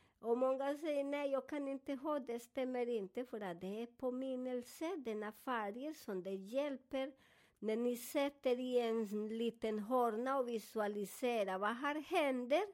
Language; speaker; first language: Swedish; non-native, fluent; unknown